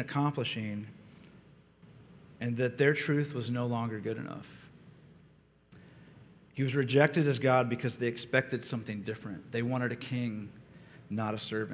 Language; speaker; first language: English; native; English